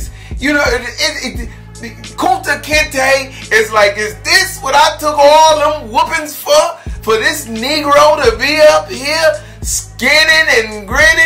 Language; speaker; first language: English; native; English